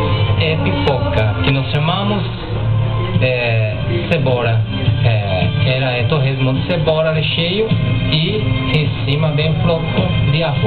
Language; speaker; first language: Portuguese; non-native, fluent; Japanese